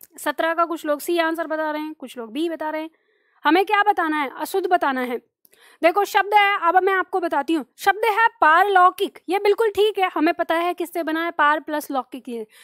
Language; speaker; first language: Hindi; native; Hindi